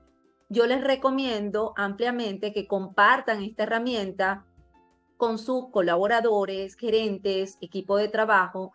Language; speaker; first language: Spanish; native; Spanish